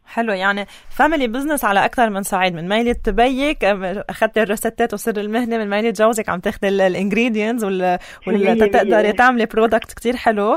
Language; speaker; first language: Arabic; native; Arabic